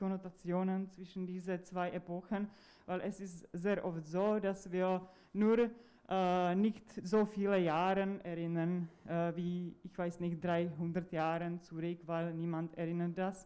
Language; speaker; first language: German; non-native, fluent; Czech